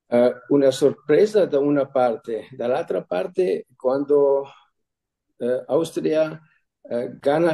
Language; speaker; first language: Spanish; non-native, fluent; German